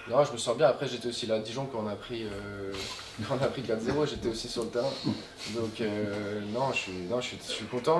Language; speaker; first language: French; native; French